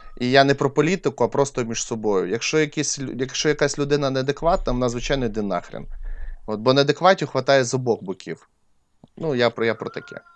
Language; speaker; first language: Ukrainian; non-native, local second language; Russian